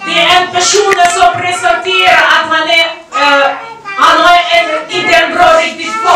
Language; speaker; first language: Swedish; non-native, learner; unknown